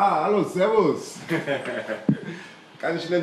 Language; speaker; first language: German; non-native, learner; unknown